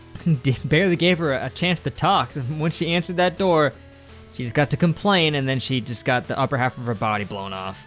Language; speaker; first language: English; native; English